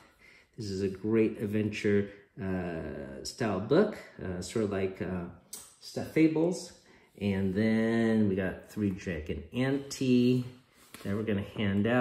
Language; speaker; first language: English; native; English